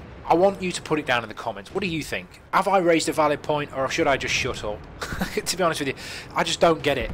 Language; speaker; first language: English; native; English